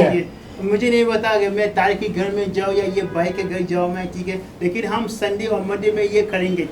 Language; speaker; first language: Hindi; non-native, learner; Arabic